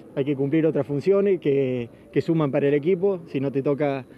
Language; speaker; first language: Spanish; native; Spanish